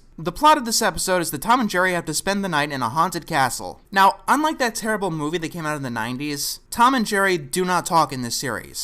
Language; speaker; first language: English; native; English